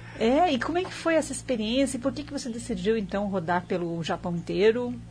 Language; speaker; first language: Portuguese; native; Portuguese